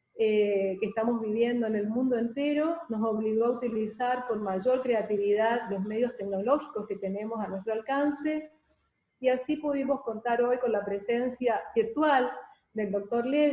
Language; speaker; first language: Spanish; native; Spanish